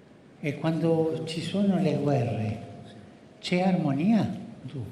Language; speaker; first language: Italian; non-native, fluent; Spanish